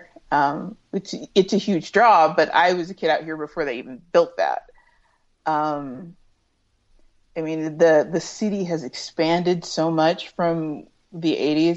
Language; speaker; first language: English; native; English